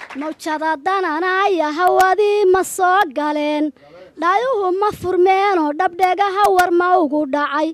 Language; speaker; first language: Somali; native; Somali